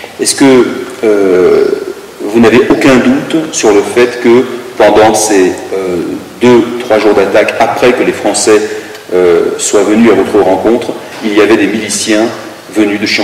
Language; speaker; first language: French; native; French